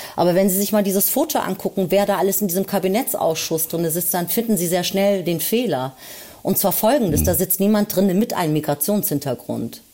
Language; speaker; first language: German; early bilingual, other home language; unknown